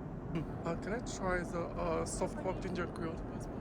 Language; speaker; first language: English; non-native, learner; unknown